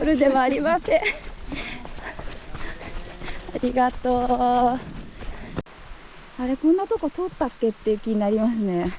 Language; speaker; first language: Japanese; native; Japanese